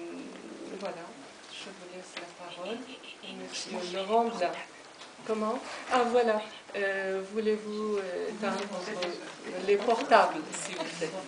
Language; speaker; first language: French; non-native, fluent; Persian